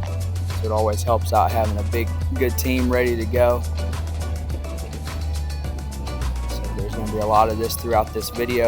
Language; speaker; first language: English; native; English